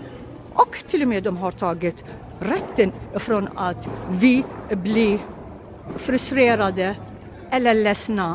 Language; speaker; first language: Swedish; non-native, local second language; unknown